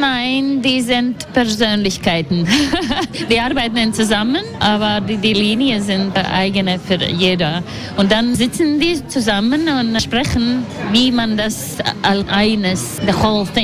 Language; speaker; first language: German; non-native, learner; Latvian